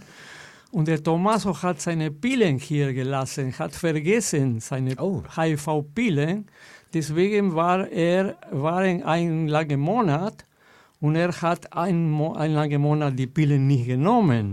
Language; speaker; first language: German; non-native, fluent; Spanish